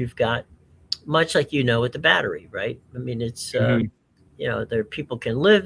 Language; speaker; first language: English; native; English